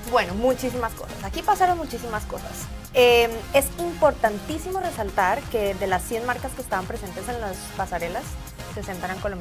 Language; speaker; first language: Spanish; native; Spanish